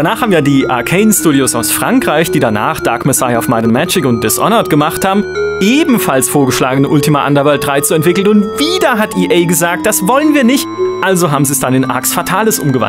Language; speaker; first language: German; native; German